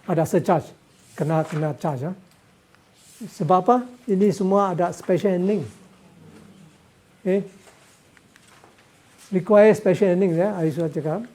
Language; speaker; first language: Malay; non-native, local second language; Cantonese